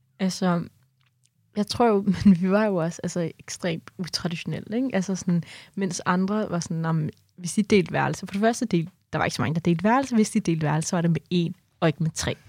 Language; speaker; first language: Danish; early bilingual, other home language; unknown